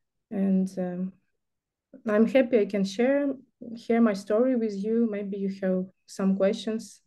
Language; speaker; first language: English; non-native, learner; Ukrainian